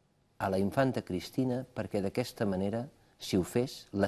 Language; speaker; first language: Catalan; native; Catalan